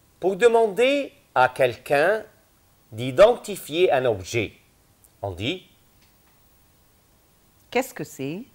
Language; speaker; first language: French; non-native, fluent; Arabic